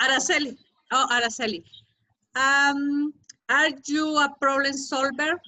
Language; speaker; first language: English; non-native, learner; Spanish